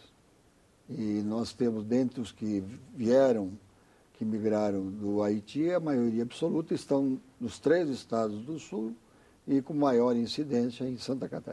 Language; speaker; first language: Portuguese; native; Portuguese